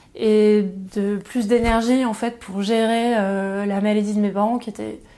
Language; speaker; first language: French; native; French